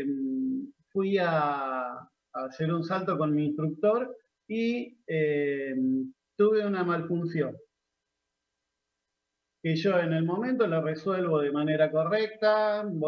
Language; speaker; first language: Spanish; native; Spanish